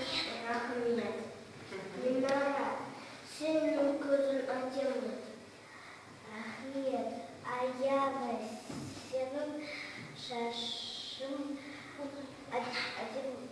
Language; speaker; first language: Kazakh; non-native, local second language; Russian